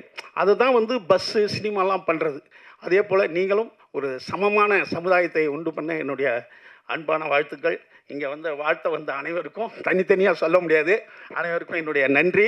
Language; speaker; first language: Tamil; native; Tamil